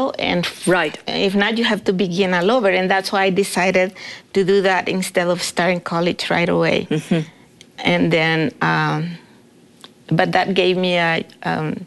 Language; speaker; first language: English; non-native, fluent; Spanish